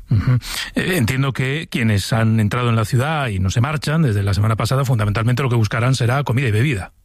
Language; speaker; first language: Spanish; native; Spanish